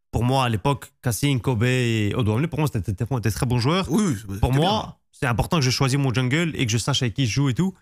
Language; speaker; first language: French; native; French